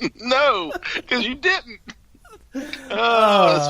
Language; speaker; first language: English; native; English